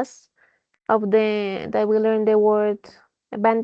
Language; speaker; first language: English; non-native, fluent; Spanish